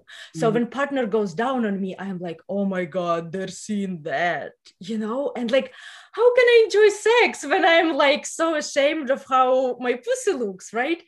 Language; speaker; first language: English; non-native, fluent; Russian